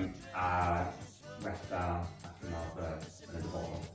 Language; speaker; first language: Welsh; non-native, learner; English